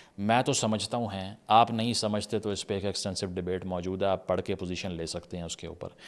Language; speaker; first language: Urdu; native; Urdu